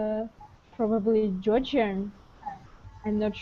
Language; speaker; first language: English; non-native, learner; Russian